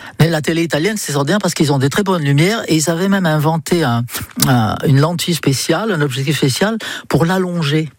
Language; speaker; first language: French; non-native, fluent; English